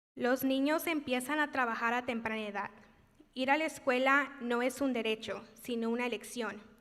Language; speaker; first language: Spanish; early bilingual, heritage; Spanish